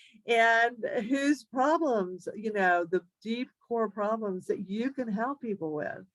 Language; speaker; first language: English; native; English